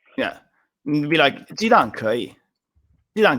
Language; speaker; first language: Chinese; non-native, fluent; Swedish